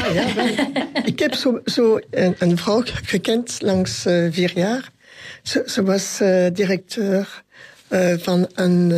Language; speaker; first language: Dutch; non-native, local second language; French